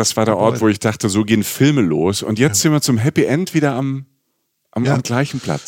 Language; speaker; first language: German; native; German